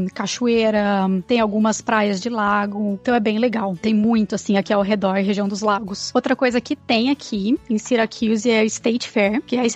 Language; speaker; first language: Portuguese; native; Portuguese